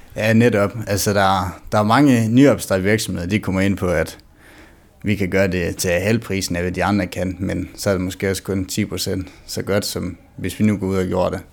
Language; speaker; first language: Danish; native; Danish